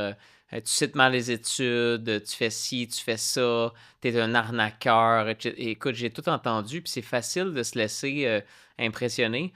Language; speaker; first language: French; native; French